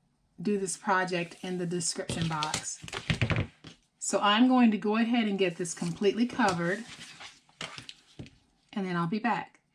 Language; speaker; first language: English; native; English